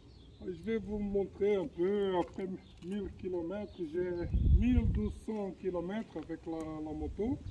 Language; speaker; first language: French; non-native, fluent; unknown